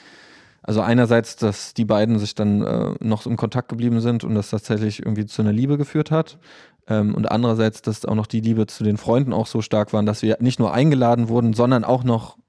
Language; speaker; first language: German; native; German